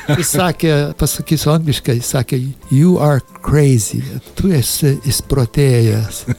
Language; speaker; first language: Lithuanian; early bilingual, heritage; Lithuanian